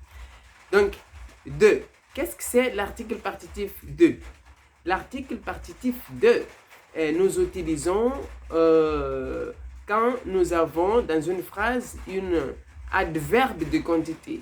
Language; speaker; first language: French; non-native, fluent; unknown